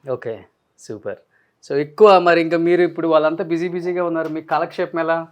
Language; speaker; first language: Telugu; native; Telugu